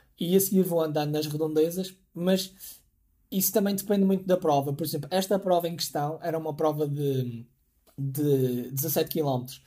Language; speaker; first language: Portuguese; native; Portuguese